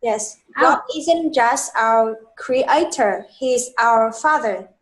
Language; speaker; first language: English; non-native, fluent; Vietnamese